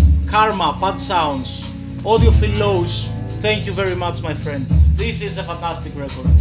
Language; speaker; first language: English; non-native, fluent; Greek